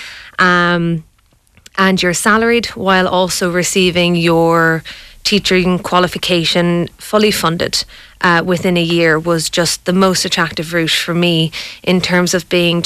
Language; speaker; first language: English; native; English